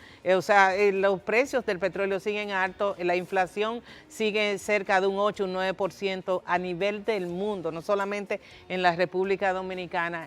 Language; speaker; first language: Spanish; native; Spanish